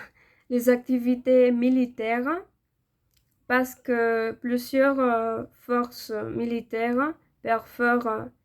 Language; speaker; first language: French; non-native, learner; Spanish